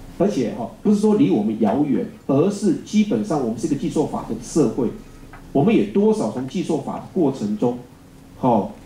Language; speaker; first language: Chinese; native; Chinese